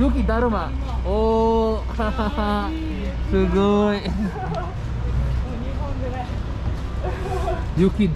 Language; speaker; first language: Japanese; non-native, learner; Filipino